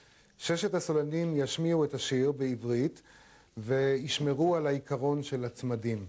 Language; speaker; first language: Hebrew; native; Hebrew